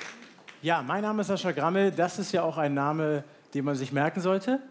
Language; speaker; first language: German; native; German